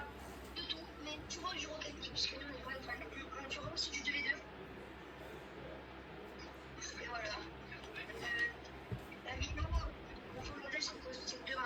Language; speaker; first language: French; native; French